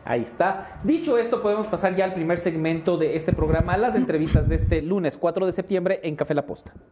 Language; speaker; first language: Spanish; native; Spanish